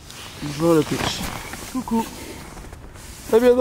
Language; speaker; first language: French; native; French